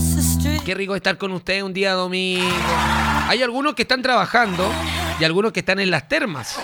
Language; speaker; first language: Spanish; native; Spanish